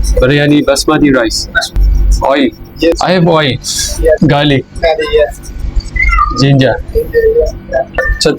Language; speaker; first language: English; non-native, learner; Burmese